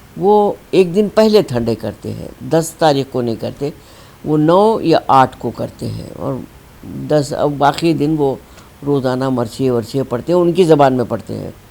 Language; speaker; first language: Urdu; native; Urdu